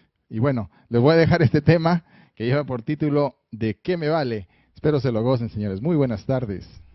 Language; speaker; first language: Spanish; native; Spanish